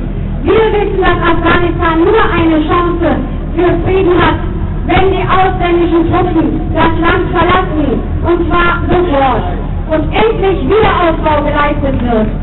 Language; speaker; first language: German; native; German